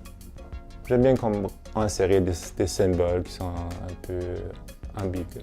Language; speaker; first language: French; non-native, fluent; German